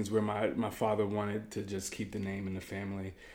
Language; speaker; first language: English; native; English